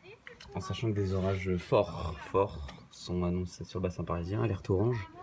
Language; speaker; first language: French; native; French